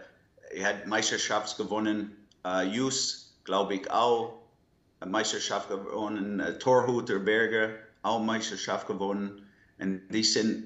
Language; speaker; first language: German; non-native, learner; English